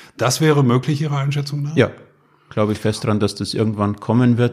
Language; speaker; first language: German; native; German